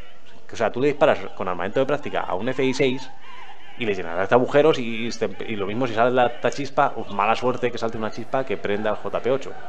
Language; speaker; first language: Spanish; native; Spanish